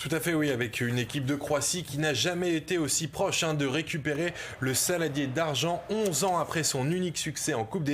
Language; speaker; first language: French; native; French